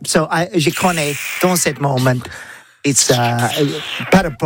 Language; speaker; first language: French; non-native, learner; English